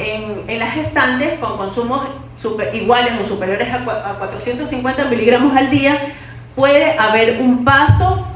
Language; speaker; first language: Spanish; native; Spanish